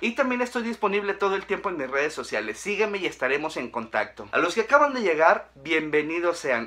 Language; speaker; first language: Spanish; native; Spanish